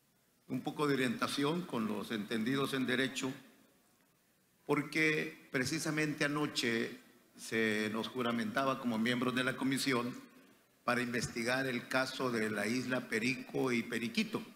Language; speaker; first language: Spanish; native; Spanish